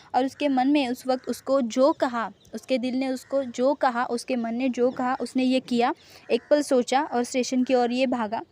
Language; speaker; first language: Hindi; non-native, local second language; Marathi